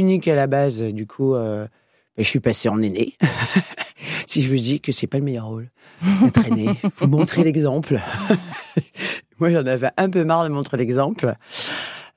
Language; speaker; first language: French; native; French